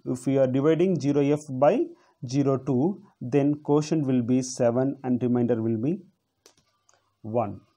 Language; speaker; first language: English; non-native, local second language; Tamil